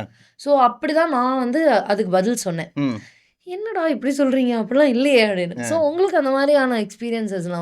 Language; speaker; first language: Tamil; native; Tamil